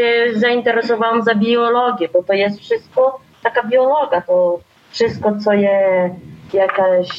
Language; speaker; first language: Polish; early bilingual, heritage; Polish